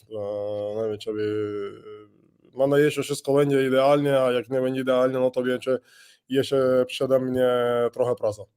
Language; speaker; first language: Polish; non-native, learner; Spanish